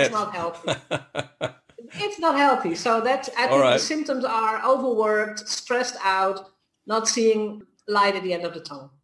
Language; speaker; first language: English; non-native, fluent; Dutch